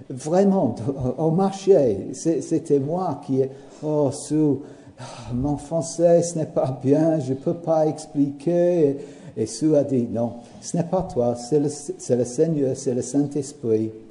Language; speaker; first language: French; non-native, learner; English